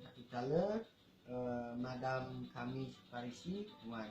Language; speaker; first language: French; non-native, learner; Indonesian